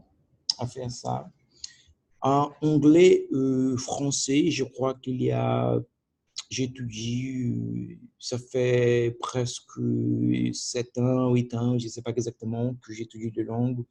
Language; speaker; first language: French; non-native, learner; Portuguese